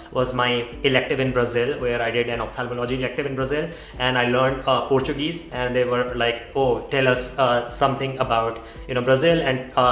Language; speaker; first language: English; non-native, local second language; Hindi